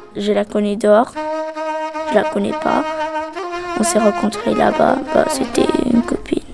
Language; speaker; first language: French; non-native, fluent; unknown